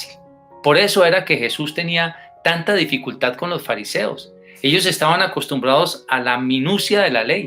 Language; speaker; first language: Spanish; native; Spanish